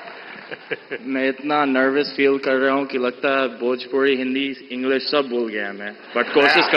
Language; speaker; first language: Hindi; early bilingual, heritage; Hindi